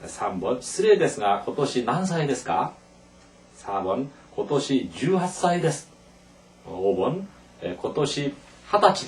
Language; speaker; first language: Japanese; non-native, fluent; Korean